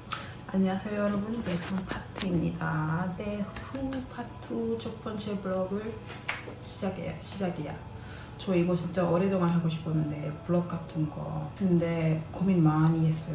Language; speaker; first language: Korean; non-native, fluent; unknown